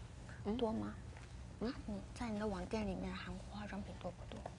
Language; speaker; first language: Chinese; non-native, fluent; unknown